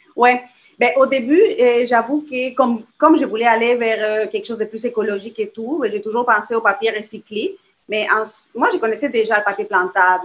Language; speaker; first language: French; non-native, fluent; Spanish